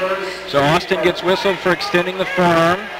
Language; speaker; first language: English; native; English